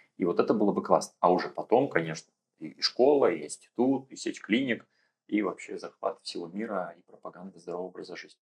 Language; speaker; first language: Russian; native; Russian